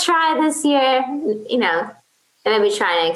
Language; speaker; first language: English; non-native, fluent; Arabic